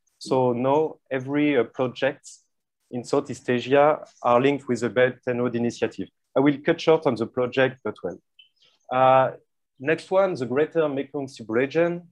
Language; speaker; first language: English; non-native, fluent; French